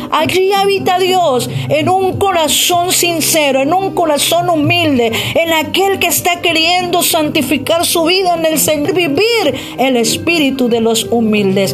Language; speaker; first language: Spanish; native; Spanish